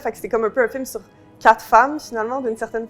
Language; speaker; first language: French; native; French